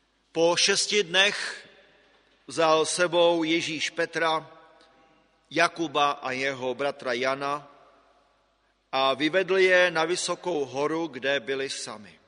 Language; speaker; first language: Czech; native; Czech